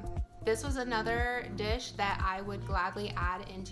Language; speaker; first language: English; native; English